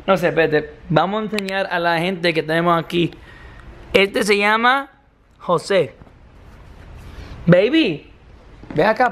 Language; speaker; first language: Spanish; non-native, learner; English